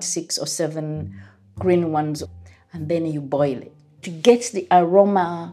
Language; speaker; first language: English; non-native, local second language; Ganda